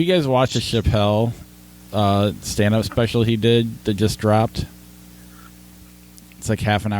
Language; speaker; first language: English; native; English